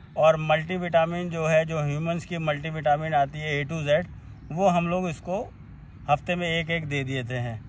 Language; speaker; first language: Hindi; native; Hindi